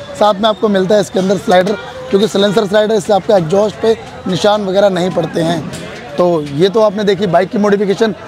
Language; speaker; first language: Hindi; native; Hindi